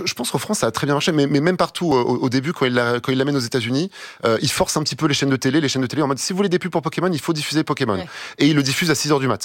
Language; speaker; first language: French; native; French